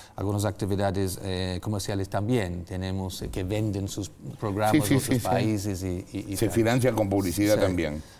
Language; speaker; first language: Spanish; non-native, fluent; English